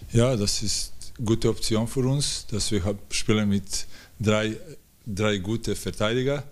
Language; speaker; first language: German; non-native, fluent; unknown